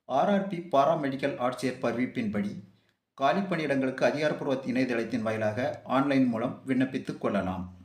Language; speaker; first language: Tamil; native; Tamil